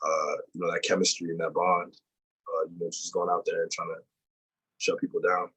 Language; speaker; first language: English; native; English